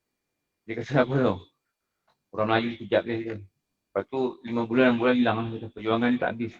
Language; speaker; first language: Malay; native; Malay